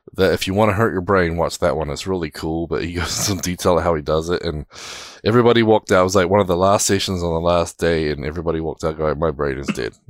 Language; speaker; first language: English; native; English